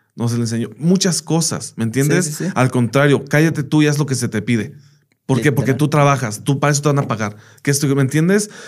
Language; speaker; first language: Spanish; early bilingual, heritage; Spanish